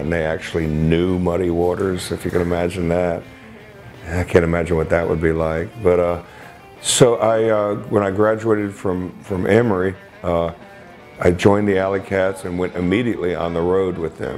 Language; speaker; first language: English; native; English